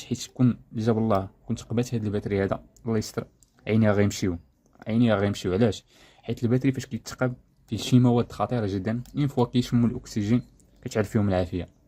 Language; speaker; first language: Arabic; native; Arabic